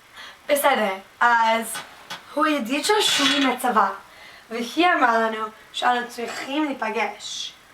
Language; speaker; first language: Hebrew; non-native, learner; English